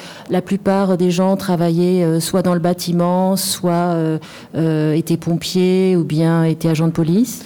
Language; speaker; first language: French; native; French